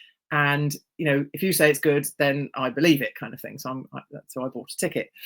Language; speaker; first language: English; native; English